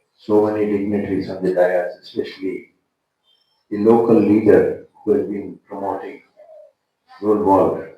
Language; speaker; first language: English; non-native, local second language; Telugu